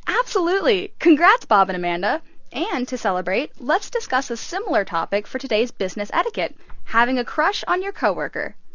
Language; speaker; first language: English; native; English